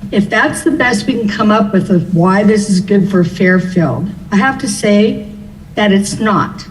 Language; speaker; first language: English; native; English